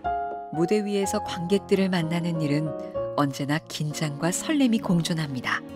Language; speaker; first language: Korean; native; Korean